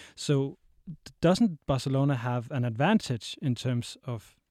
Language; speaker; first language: English; non-native, fluent; Danish